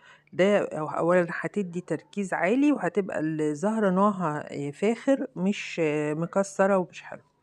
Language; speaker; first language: Arabic; native; Arabic